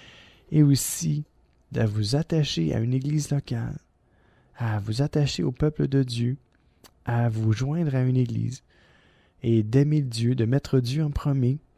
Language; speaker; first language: French; native; French